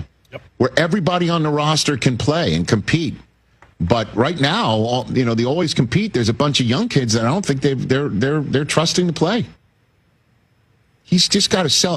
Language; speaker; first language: English; native; English